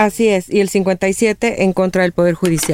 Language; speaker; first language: Spanish; native; Spanish